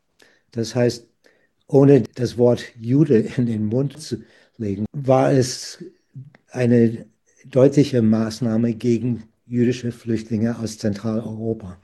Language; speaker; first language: German; non-native, fluent; English